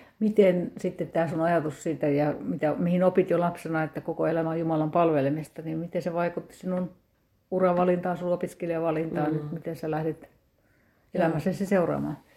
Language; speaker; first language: Finnish; native; Finnish